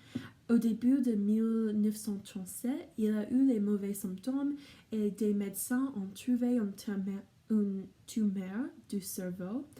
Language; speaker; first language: French; non-native, learner; English